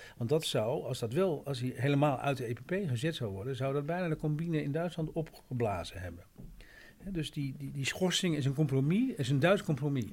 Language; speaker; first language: Dutch; native; Dutch